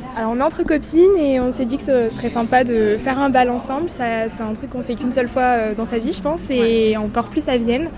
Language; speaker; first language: French; native; French